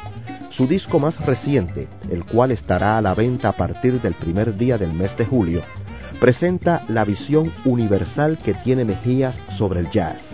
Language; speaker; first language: Spanish; native; Spanish